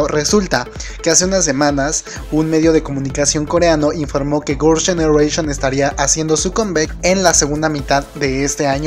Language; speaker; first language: Spanish; native; Spanish